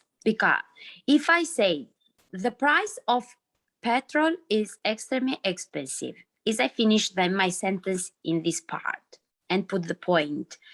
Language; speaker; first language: English; non-native, learner; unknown